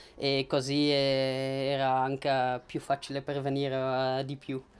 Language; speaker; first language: Italian; non-native, learner; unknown